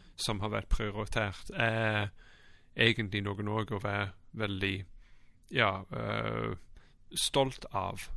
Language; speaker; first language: Norwegian; non-native, fluent; English